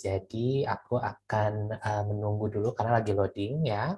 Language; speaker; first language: Indonesian; native; Indonesian